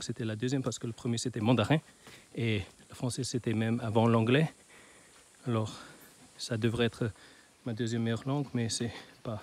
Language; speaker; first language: French; non-native, learner; Chinese